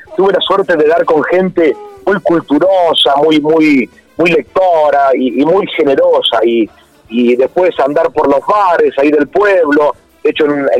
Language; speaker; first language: Spanish; native; Spanish